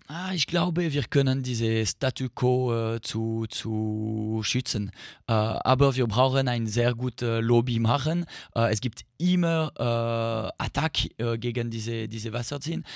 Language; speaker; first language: German; non-native, learner; French